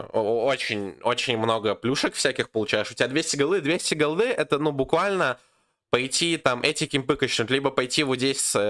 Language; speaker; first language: Russian; native; Russian